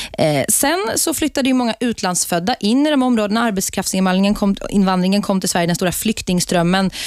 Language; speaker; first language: Swedish; native; Swedish